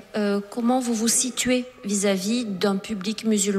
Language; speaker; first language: French; native; French